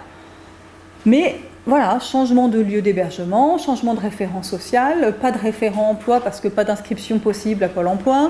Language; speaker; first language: French; native; French